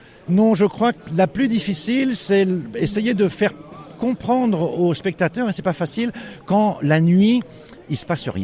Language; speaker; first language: French; native; French